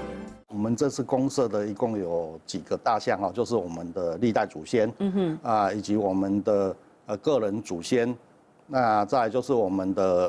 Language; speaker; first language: Chinese; native; Chinese